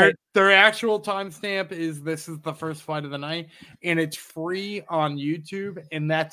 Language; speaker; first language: English; native; English